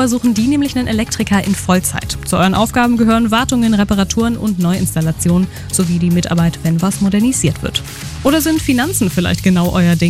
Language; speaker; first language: German; native; German